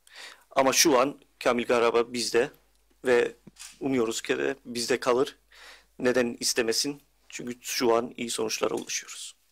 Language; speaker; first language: Turkish; early bilingual, heritage; Turkish